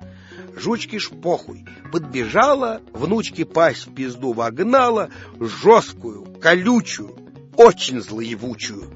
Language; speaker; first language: Russian; native; Russian